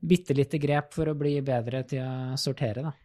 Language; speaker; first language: Norwegian; native; Norwegian